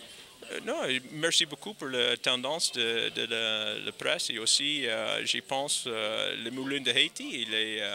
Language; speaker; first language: French; non-native, learner; English